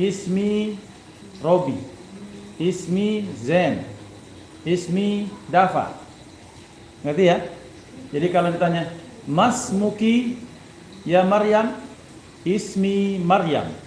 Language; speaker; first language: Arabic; non-native, fluent; Indonesian